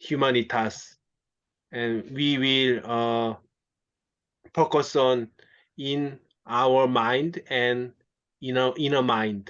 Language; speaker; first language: English; non-native, local second language; Korean